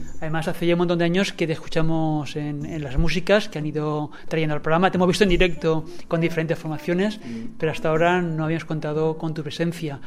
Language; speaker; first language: Spanish; native; Spanish